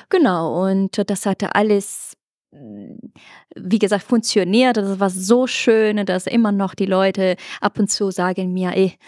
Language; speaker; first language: German; non-native, fluent; Italian